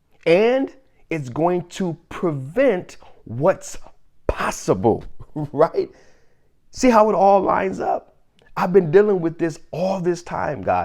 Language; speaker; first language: English; native; English